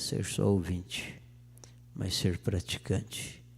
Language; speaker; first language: Portuguese; native; Portuguese